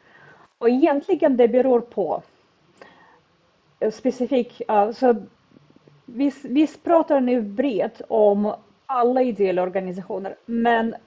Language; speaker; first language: Swedish; non-native, fluent; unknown